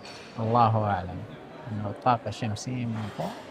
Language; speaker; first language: Arabic; native; Arabic